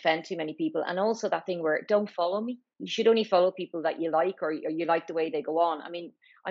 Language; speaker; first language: English; native; English